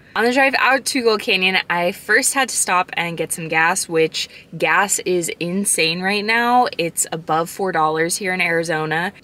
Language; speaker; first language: English; native; English